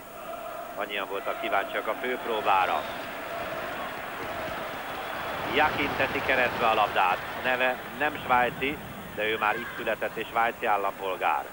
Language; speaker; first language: Hungarian; native; Hungarian